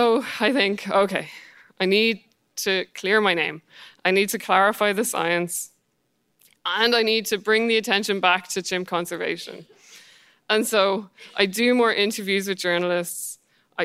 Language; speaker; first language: English; native; English